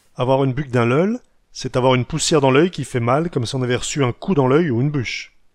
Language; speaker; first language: French; native; French